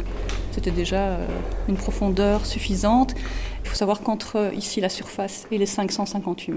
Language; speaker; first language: French; native; French